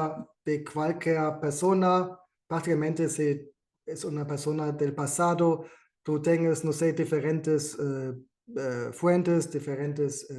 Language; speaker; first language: Spanish; non-native, fluent; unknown